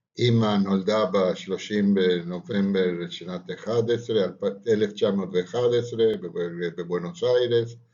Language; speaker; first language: Hebrew; non-native, fluent; Spanish